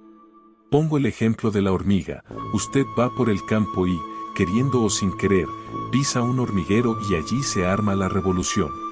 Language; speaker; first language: Spanish; native; Spanish